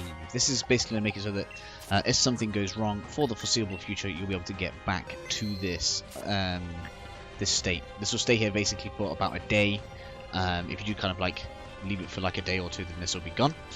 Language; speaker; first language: English; native; English